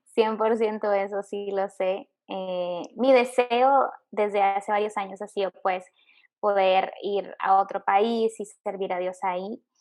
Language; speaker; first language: Spanish; native; Spanish